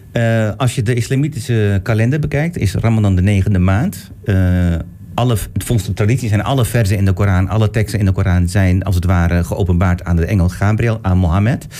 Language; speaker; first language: Dutch; early bilingual, other home language; Turkish